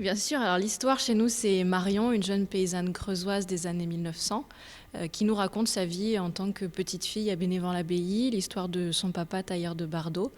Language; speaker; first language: French; native; French